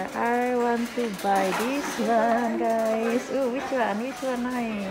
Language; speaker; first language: English; non-native, learner; Indonesian